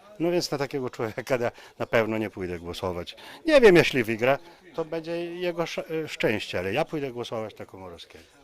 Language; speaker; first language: Polish; native; Polish